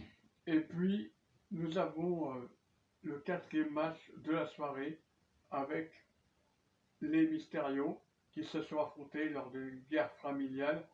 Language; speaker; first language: French; native; French